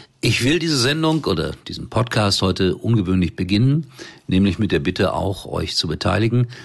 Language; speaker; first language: German; native; German